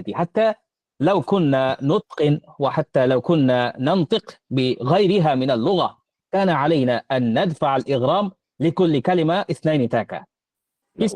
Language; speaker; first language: Arabic; non-native, fluent; Bangla